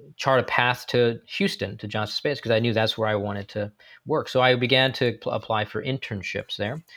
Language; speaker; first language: English; native; English